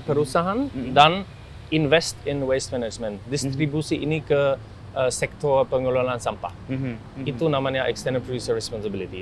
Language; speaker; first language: Indonesian; non-native, fluent; German